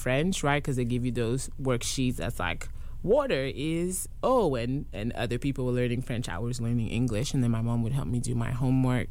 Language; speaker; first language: English; non-native, fluent; French